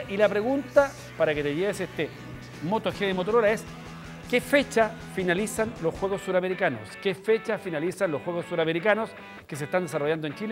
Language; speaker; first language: Spanish; native; Spanish